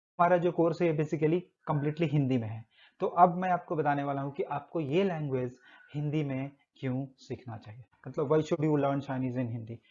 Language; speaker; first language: Hindi; native; Hindi